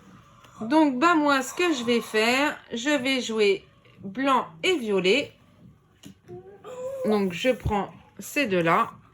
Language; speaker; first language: French; native; French